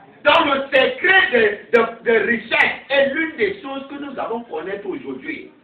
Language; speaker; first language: French; non-native, local second language; English